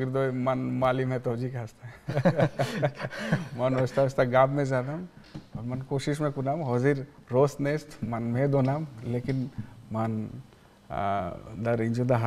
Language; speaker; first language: Persian; non-native, learner; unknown